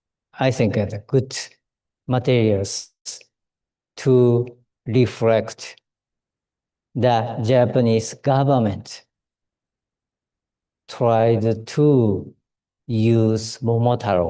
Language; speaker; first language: English; non-native, learner; Japanese